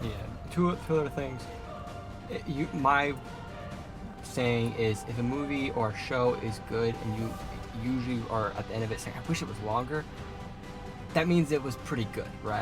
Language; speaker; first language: English; native; English